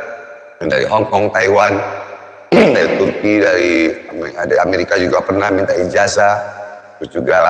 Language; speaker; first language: Indonesian; native; Indonesian